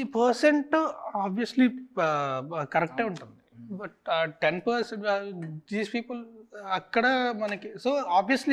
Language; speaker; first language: Telugu; native; Telugu